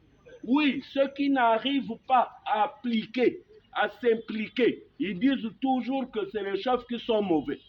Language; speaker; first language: French; native; French